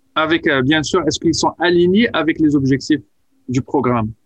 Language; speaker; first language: French; non-native, local second language; Arabic